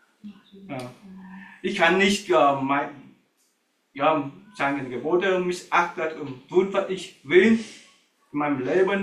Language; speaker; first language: German; non-native, learner; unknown